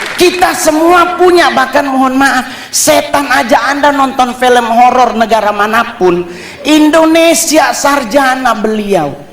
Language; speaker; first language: Indonesian; native; Indonesian